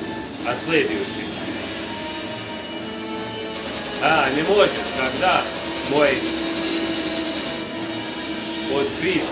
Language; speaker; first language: Russian; non-native, learner; English